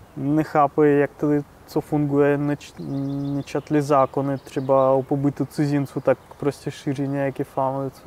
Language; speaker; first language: Czech; non-native, fluent; Russian